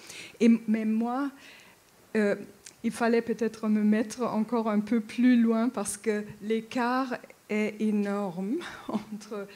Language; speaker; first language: French; non-native, fluent; German